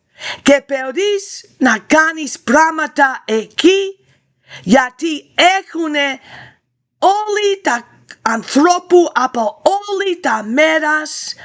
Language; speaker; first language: Greek; early bilingual, heritage; English